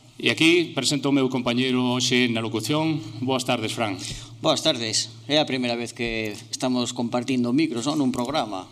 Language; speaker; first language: Galician; non-native, local second language; Spanish